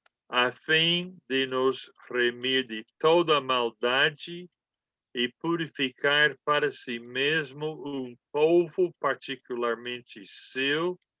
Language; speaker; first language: Portuguese; non-native, fluent; English